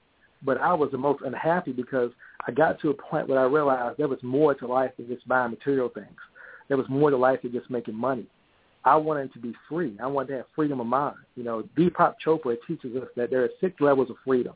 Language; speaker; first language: English; native; English